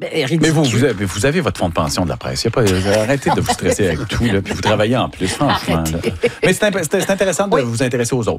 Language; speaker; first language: French; native; French